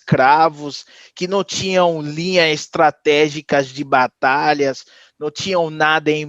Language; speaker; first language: Portuguese; non-native, fluent; Haitian Creole